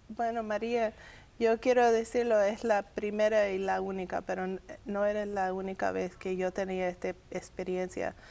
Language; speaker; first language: Spanish; early bilingual, heritage; English